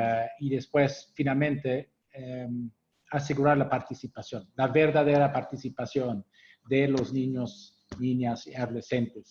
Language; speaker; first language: Spanish; non-native, fluent; English